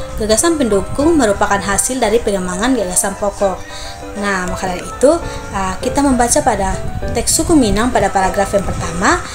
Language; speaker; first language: Indonesian; native; Indonesian